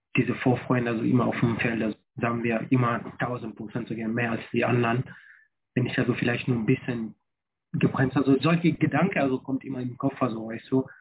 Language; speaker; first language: German; non-native, fluent; French